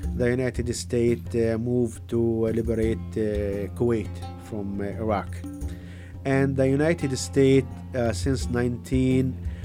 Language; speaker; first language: English; non-native, fluent; Arabic